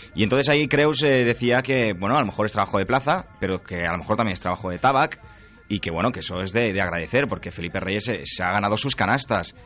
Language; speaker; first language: Spanish; native; Spanish